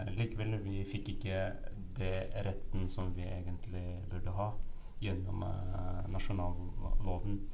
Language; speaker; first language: Norwegian; non-native, fluent; Uyghur